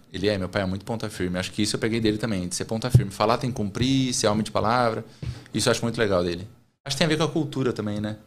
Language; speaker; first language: Portuguese; native; Portuguese